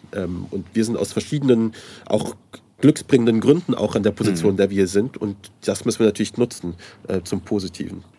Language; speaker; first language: German; early bilingual, other home language; Persian